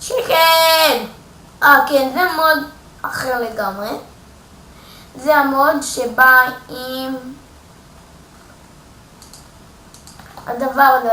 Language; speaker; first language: Hebrew; native; Hebrew